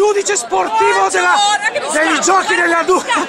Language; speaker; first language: Italian; native; Italian